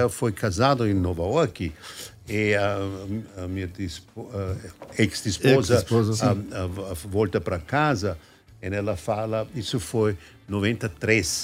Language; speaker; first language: Portuguese; non-native, learner; German